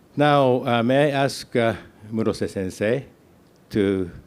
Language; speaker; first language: English; non-native, fluent; Japanese